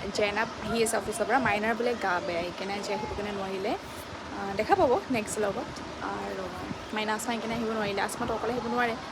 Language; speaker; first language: Assamese; native; Assamese